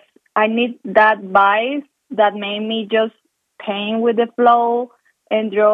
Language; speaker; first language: English; non-native, fluent; Spanish